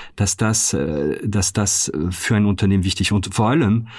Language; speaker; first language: German; non-native, fluent; French